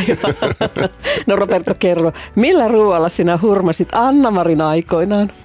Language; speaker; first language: Finnish; non-native, learner; Portuguese